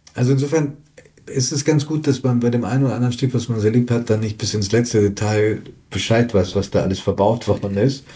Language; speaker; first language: German; native; German